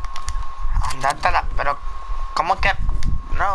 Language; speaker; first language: Spanish; native; Spanish